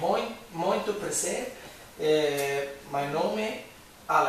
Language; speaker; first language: Portuguese; non-native, learner; Swedish